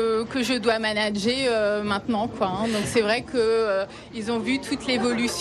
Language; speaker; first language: French; native; French